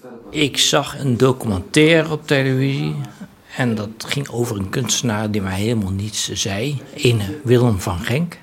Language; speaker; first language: Dutch; native; Dutch